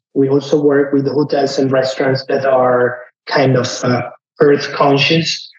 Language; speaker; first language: English; non-native, fluent; Italian